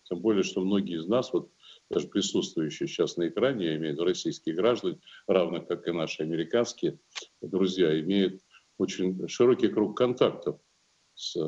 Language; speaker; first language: Russian; native; Russian